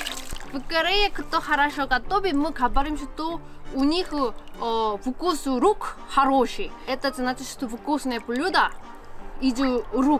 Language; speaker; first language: Russian; non-native, learner; Korean